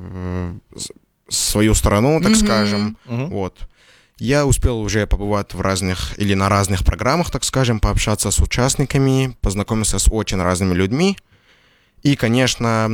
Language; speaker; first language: Russian; non-native, fluent; Arabic